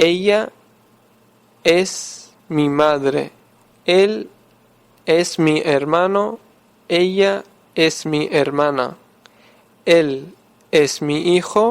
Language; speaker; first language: Spanish; non-native, fluent; Urdu